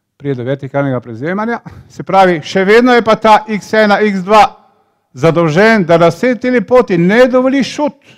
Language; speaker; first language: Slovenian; native; Slovenian